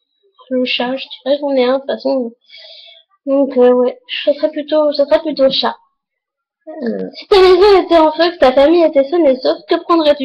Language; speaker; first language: French; native; French